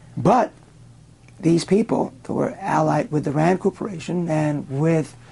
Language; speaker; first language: English; non-native, fluent; Spanish